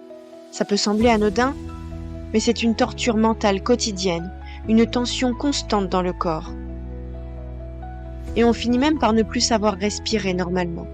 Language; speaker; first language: French; native; French